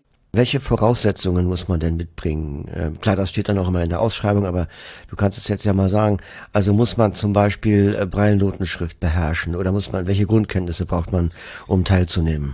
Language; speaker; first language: German; native; German